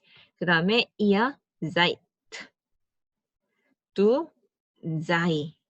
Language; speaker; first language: German; non-native, fluent; Korean